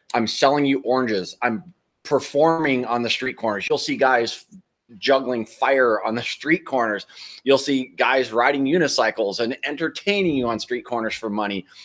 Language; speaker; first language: English; native; English